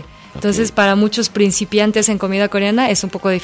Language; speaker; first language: Spanish; non-native, fluent; Korean